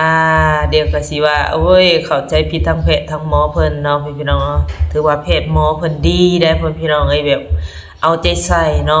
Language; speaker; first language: Thai; non-native, local second language; Lao